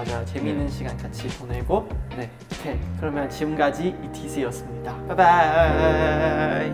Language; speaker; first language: Korean; non-native, learner; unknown